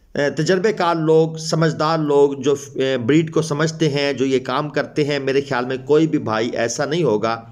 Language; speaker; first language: Urdu; non-native, local second language; Punjabi